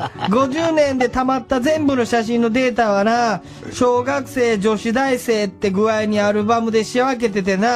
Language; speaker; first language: Japanese; native; Japanese